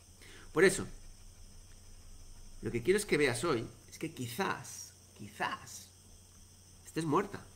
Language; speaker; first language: Spanish; native; Spanish